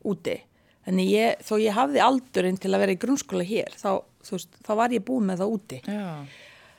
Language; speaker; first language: Icelandic; non-native, fluent; Bosnian